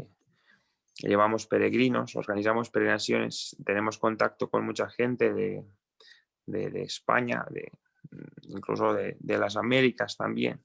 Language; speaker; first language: Spanish; non-native, fluent; Croatian